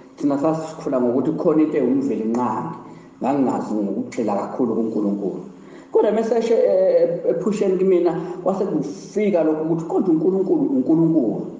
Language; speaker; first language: Zulu; native; Zulu